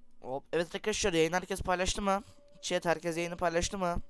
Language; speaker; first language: Turkish; native; Turkish